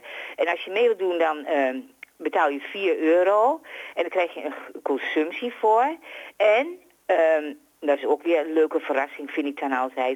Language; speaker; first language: Dutch; native; Dutch